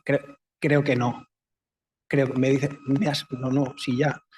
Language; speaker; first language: Spanish; native; Spanish